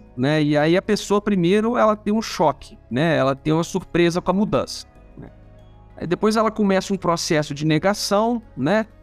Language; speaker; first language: Portuguese; non-native, fluent; German